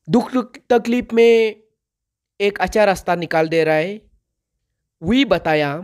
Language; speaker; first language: Hindi; non-native, local second language; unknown